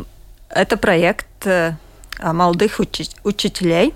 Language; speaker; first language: Russian; non-native, local second language; Latvian